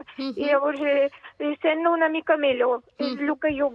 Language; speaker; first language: Catalan; non-native, fluent; Russian